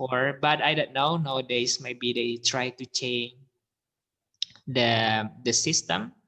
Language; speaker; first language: English; non-native, fluent; Indonesian